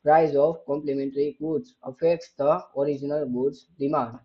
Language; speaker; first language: English; non-native, local second language; Gujarati